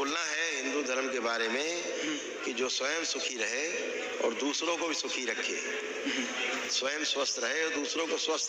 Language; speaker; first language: Hindi; native; Hindi